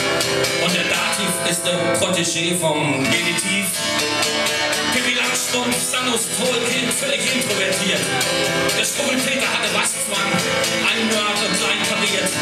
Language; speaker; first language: German; native; German